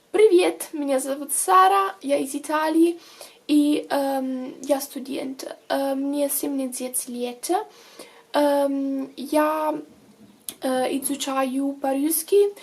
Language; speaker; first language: Russian; non-native, learner; Italian